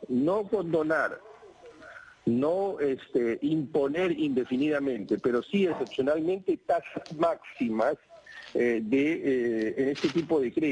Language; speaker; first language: Spanish; native; Spanish